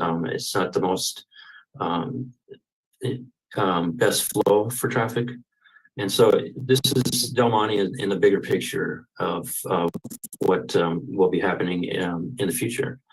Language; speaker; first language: English; native; English